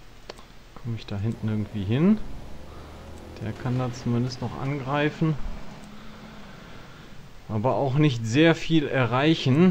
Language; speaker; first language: German; native; German